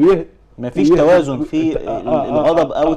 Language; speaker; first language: Arabic; native; Arabic